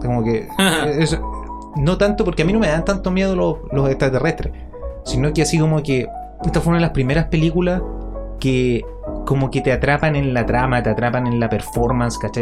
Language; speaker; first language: Spanish; native; Spanish